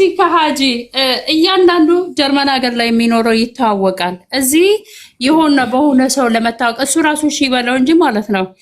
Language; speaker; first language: Amharic; native; Amharic